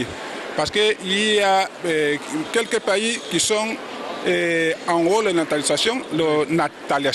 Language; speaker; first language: French; non-native, learner; Spanish